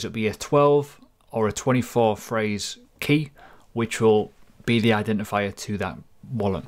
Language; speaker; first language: English; native; English